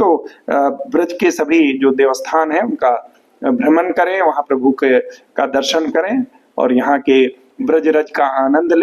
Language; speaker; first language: Hindi; native; Hindi